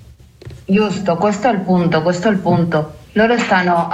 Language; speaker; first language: Italian; non-native, learner; Spanish